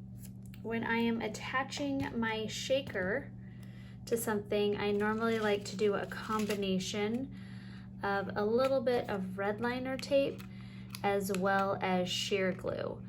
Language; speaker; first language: English; native; English